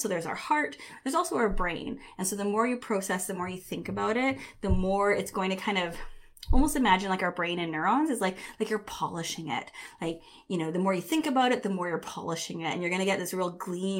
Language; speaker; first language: English; native; English